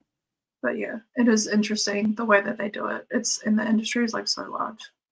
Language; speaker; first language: English; native; English